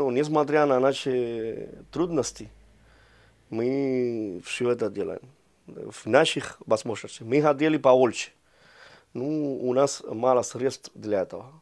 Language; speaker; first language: Russian; non-native, fluent; Spanish